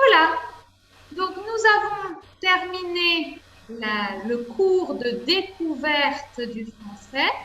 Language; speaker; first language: French; non-native, fluent; Spanish